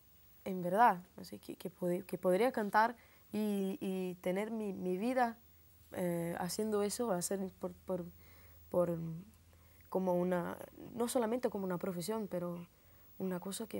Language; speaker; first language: Spanish; non-native, fluent; Portuguese